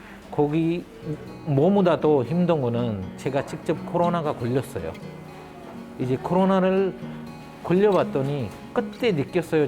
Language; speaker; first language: Korean; non-native, fluent; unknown